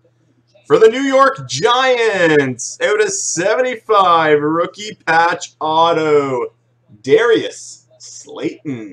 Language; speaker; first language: English; native; English